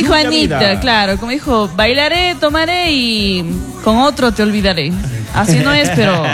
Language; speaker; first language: Spanish; native; Spanish